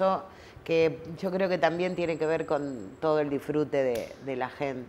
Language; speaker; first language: Spanish; native; Spanish